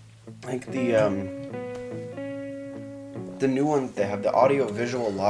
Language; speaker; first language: English; native; English